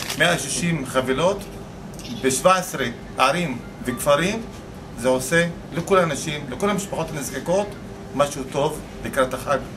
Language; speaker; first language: Hebrew; non-native, local second language; Arabic